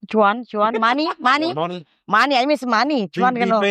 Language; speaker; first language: English; non-native, learner; Indonesian